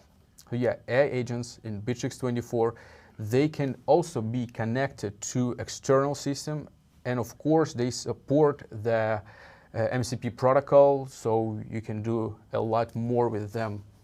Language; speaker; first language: English; non-native, fluent; Russian